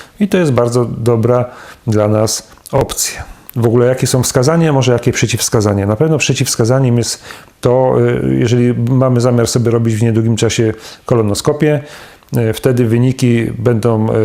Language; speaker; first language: Polish; native; Polish